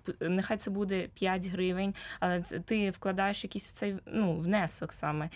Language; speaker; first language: Ukrainian; native; Ukrainian